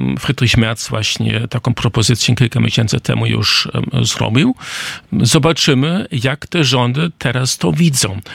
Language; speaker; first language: Polish; non-native, fluent; German